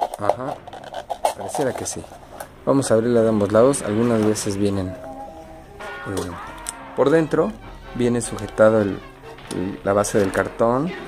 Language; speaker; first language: Spanish; native; Spanish